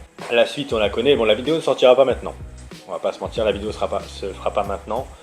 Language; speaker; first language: French; native; French